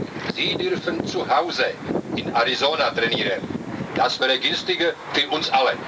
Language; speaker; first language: German; non-native, learner; Czech